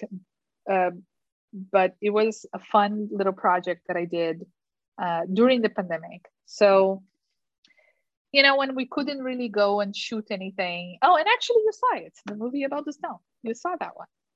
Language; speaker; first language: English; non-native, fluent; Portuguese